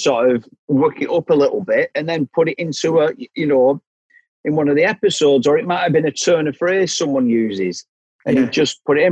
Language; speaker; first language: English; native; English